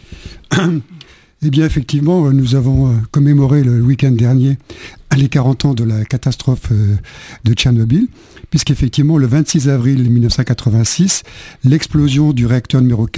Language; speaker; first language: French; native; French